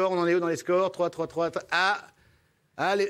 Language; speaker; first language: French; native; French